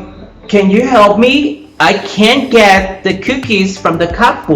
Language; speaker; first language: English; non-native, fluent; Spanish